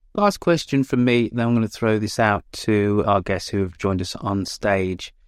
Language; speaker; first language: English; native; English